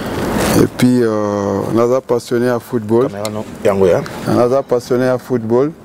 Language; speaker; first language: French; non-native, local second language; Lingala